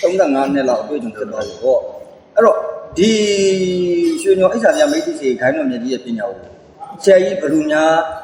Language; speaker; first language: Burmese; native; Burmese